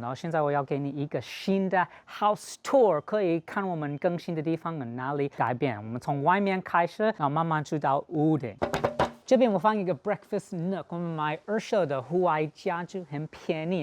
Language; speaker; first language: Chinese; non-native, fluent; English